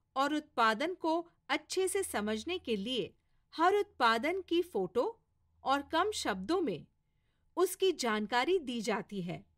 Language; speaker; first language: Hindi; non-native, local second language; Marathi